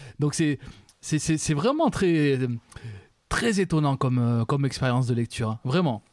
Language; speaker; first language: French; native; French